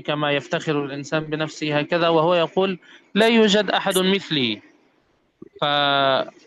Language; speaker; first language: Arabic; native; Arabic